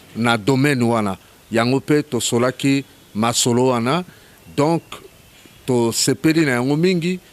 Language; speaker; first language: Lingala; native; Lingala